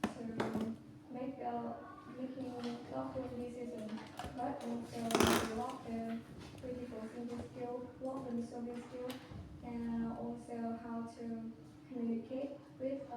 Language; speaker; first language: English; non-native, learner; Vietnamese